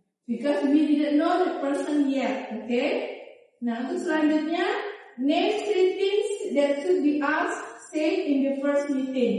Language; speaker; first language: English; non-native, fluent; Indonesian